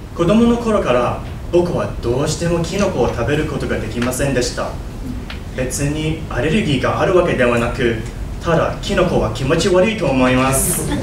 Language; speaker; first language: Japanese; non-native, fluent; Chinese